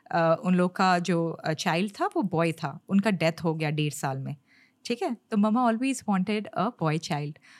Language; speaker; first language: Hindi; native; Hindi